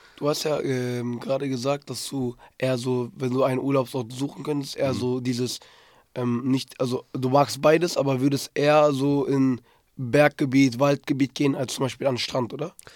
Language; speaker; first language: German; early bilingual, other home language; Turkish